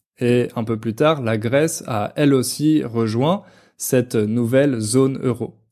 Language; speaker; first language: French; native; French